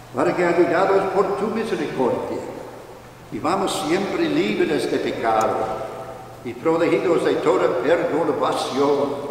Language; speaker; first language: Spanish; non-native, fluent; English